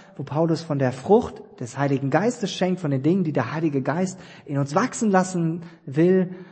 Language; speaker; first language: German; native; German